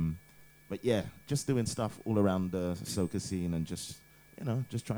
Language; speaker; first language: English; native; English